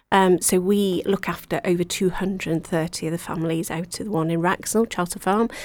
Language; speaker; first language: English; native; English